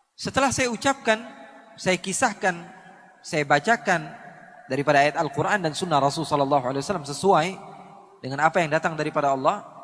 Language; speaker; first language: Indonesian; native; Indonesian